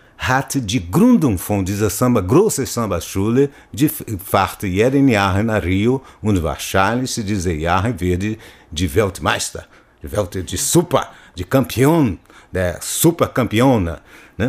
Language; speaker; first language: German; non-native, learner; Portuguese